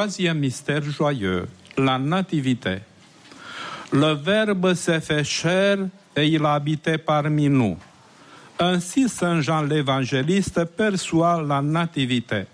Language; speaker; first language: French; native; French